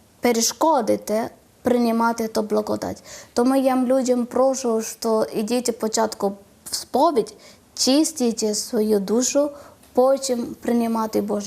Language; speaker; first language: Ukrainian; non-native, learner; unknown